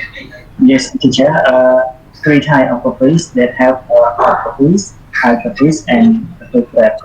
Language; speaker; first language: English; non-native, learner; Khmer